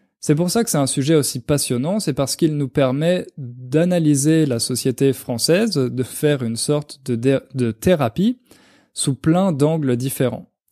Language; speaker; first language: French; native; French